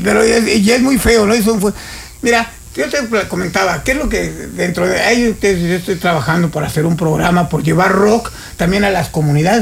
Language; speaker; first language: Spanish; native; Spanish